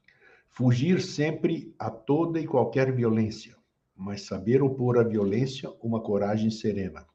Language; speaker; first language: Portuguese; native; Portuguese